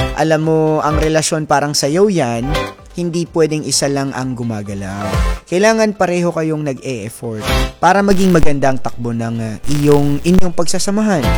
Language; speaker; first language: Filipino; non-native, local second language; Waray